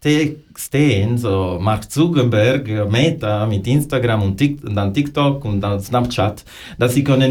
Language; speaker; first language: German; non-native, learner; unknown